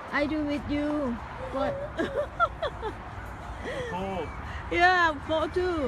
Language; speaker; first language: English; non-native, learner; Thai